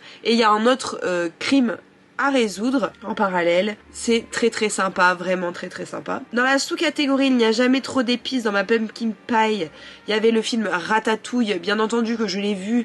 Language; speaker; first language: French; native; French